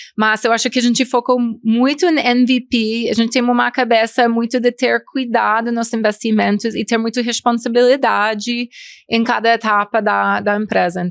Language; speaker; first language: Portuguese; non-native, fluent; English